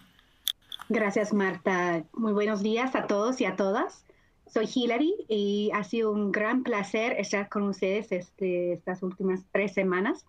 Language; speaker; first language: Spanish; non-native, fluent; English